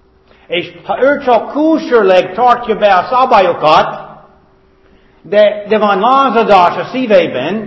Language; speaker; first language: Hungarian; non-native, fluent; English